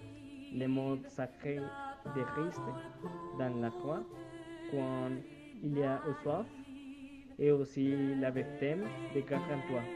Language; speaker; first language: French; non-native, learner; Spanish